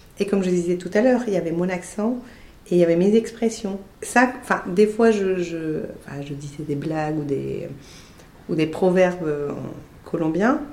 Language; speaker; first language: French; non-native, fluent; Spanish